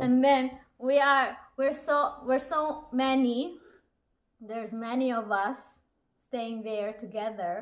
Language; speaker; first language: English; non-native, local second language; Cebuano